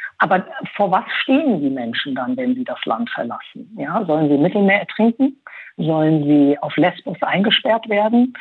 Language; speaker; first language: German; early bilingual, other home language; Persian